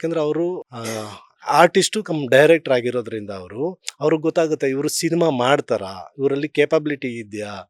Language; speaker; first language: Kannada; native; Kannada